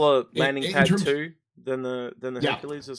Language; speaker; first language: English; native; English